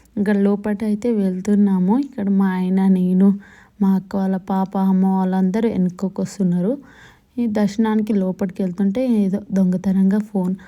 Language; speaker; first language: Telugu; non-native, local second language; Lambadi